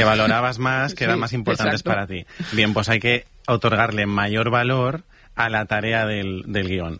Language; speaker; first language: Spanish; native; Spanish